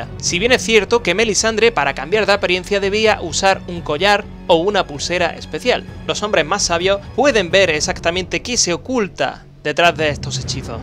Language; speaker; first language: Spanish; native; Spanish